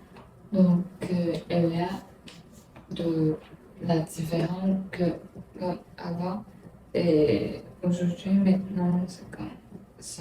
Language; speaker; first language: French; non-native, learner; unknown